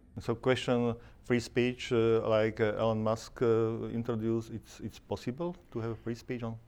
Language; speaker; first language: English; non-native, learner; Slovak